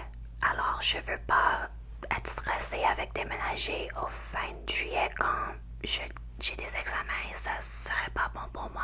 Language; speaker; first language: French; non-native, learner; English